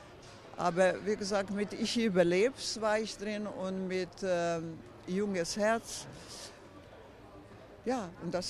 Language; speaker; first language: German; non-native, fluent; Croatian